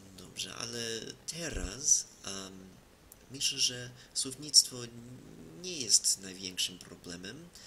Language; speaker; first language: Polish; non-native, learner; English